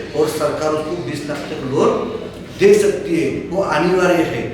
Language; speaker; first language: Hindi; non-native, local second language; Marathi